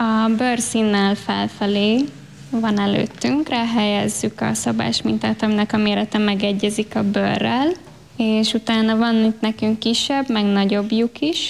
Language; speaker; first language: Hungarian; native; Hungarian